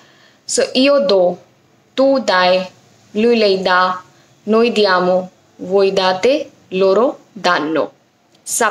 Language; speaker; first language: Italian; non-native, fluent; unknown